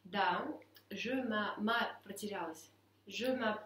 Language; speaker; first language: French; non-native, fluent; Russian